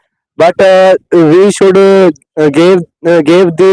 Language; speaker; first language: English; non-native, learner; Hindi